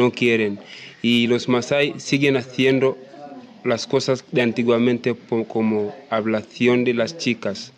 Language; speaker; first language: Spanish; non-native, learner; Masai